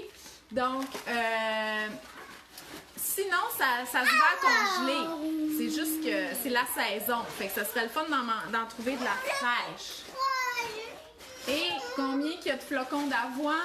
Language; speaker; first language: French; native; French